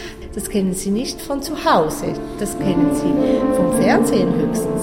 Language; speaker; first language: German; native; German